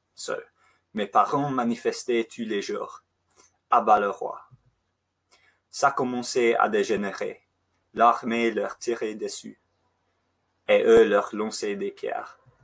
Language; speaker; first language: French; non-native, fluent; English